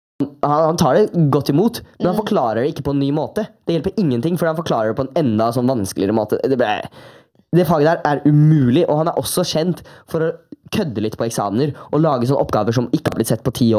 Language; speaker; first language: Norwegian; native; Norwegian